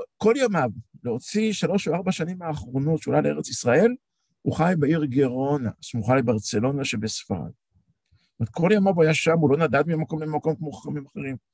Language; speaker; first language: Hebrew; native; Hebrew